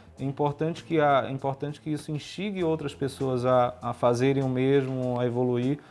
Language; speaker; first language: Portuguese; native; Portuguese